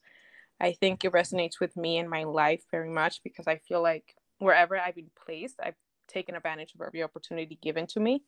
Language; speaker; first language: English; non-native, fluent; Spanish